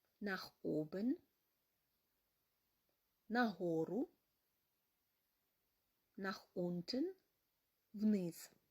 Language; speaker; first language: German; non-native, fluent; Ukrainian